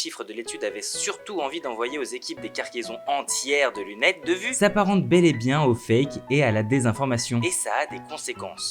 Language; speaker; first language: French; native; French